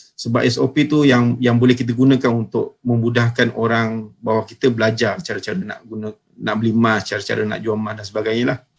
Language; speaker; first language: Malay; native; Malay